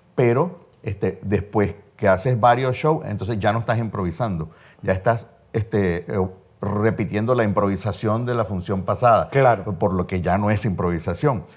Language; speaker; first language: Spanish; native; Spanish